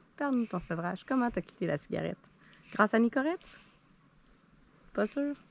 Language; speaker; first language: French; native; French